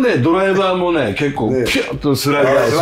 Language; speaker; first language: Japanese; native; Japanese